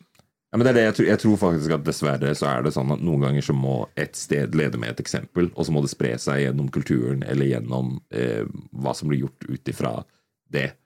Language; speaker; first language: Norwegian; early bilingual, other home language; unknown